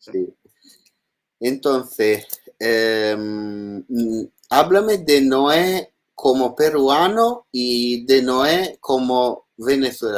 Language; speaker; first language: Spanish; non-native, learner; Italian